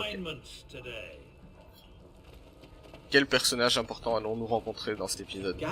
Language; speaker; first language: French; native; French